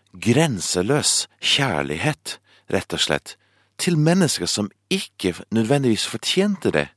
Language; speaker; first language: Norwegian; non-native, fluent; English